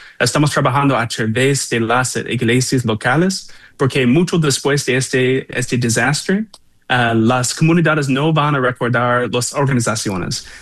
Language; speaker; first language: Spanish; non-native, learner; English